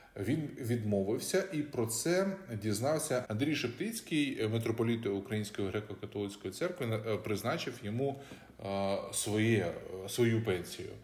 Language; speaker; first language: Ukrainian; native; Ukrainian